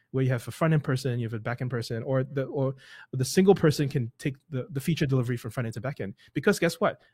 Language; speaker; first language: English; native; English